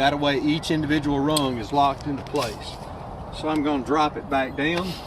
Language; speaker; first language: English; native; English